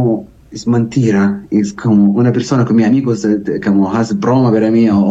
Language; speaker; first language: Spanish; non-native, learner; Arabic